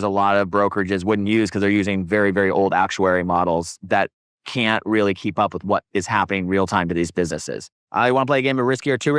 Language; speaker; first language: English; native; English